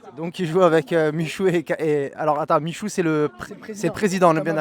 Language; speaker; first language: French; native; French